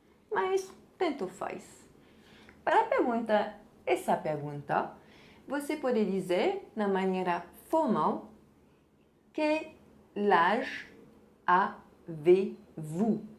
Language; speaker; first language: Portuguese; non-native, fluent; French